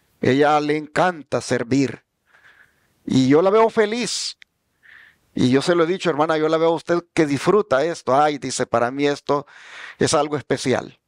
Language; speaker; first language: Spanish; native; Spanish